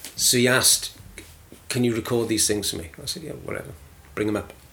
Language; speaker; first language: English; native; English